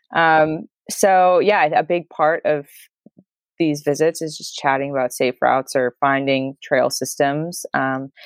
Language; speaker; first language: English; native; English